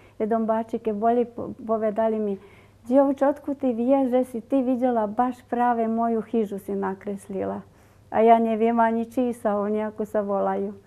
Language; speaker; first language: Slovak; native; Slovak